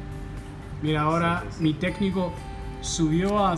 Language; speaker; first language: Spanish; non-native, fluent; Chinese